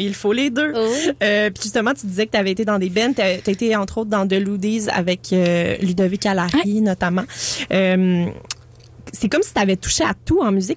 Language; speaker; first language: French; native; French